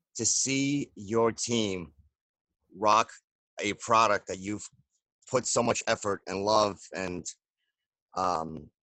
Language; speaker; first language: English; native; English